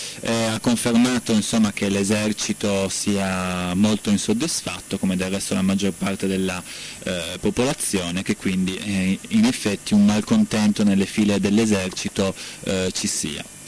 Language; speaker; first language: Italian; native; Italian